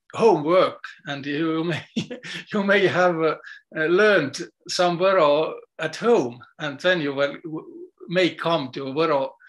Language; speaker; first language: English; non-native, fluent; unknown